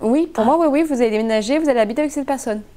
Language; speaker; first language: French; native; French